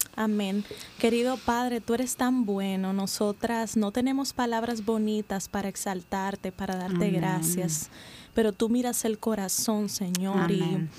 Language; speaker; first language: Spanish; native; Spanish